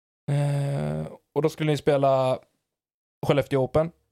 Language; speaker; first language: Swedish; native; Swedish